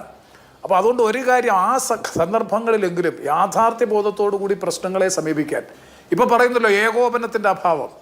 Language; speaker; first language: Malayalam; native; Malayalam